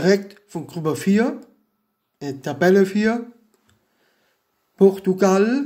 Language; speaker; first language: German; non-native, learner; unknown